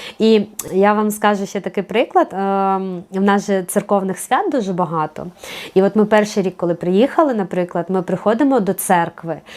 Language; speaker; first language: Ukrainian; native; Ukrainian